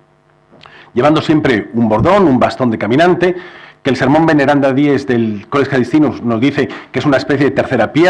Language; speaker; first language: Spanish; native; Spanish